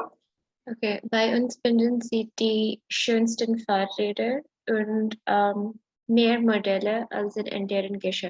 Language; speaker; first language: German; non-native, learner; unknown